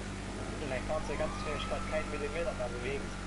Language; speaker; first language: German; native; German